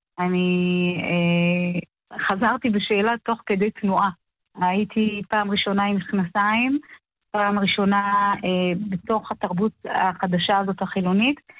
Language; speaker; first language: Hebrew; early bilingual, other home language; Amharic